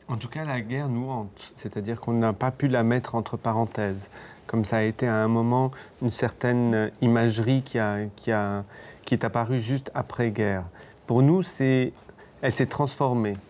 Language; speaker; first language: French; non-native, local second language; Arabic